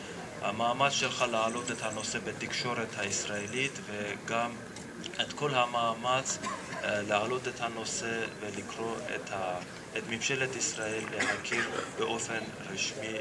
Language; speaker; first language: Hebrew; non-native, local second language; Armenian